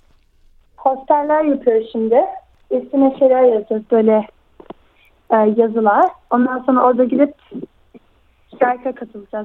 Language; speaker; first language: Turkish; early bilingual, heritage; Turkish